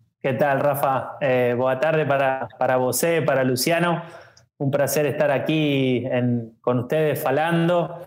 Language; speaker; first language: Portuguese; non-native, learner; Spanish